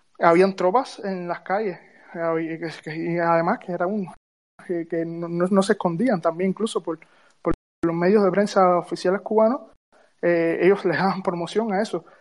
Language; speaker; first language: Spanish; native; Spanish